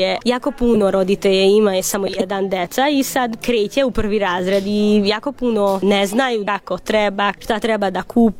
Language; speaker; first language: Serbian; non-native, local second language; Hungarian